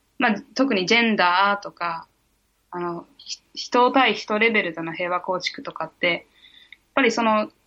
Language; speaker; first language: Japanese; early bilingual, heritage; Japanese